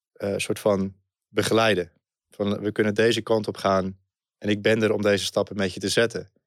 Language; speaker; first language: Dutch; native; Dutch